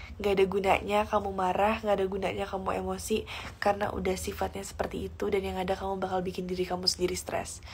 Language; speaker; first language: Indonesian; early bilingual, heritage; Indonesian